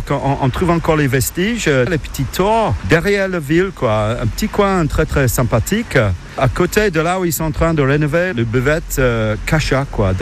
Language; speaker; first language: French; non-native, fluent; English